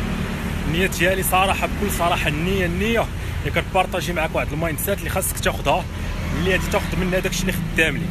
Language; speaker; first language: Arabic; native; Arabic